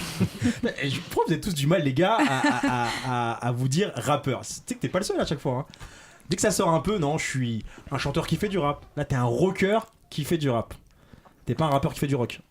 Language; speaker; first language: French; native; French